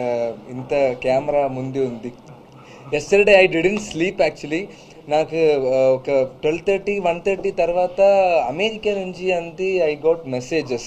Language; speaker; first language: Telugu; non-native, learner; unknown